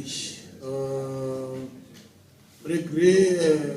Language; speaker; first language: French; non-native, local second language; Malagasy